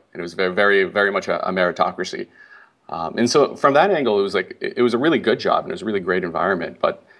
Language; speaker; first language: English; native; English